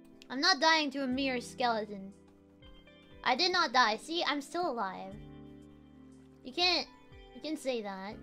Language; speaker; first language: English; non-native, fluent; Spanish